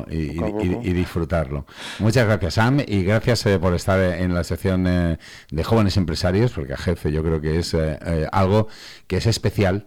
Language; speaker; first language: Spanish; native; Spanish